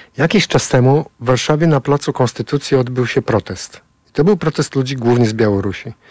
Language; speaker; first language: Polish; native; Polish